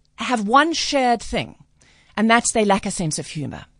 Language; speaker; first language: English; native; English